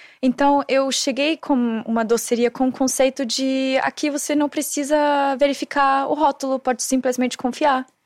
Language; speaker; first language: Portuguese; non-native, fluent; German